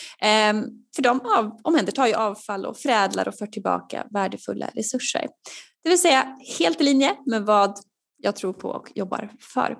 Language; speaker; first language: Swedish; native; Swedish